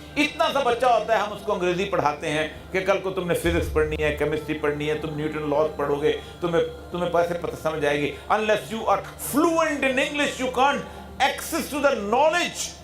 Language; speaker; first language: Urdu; non-native, local second language; Punjabi